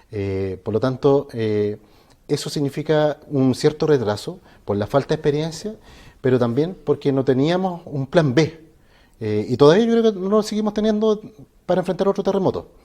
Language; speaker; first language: Spanish; native; Spanish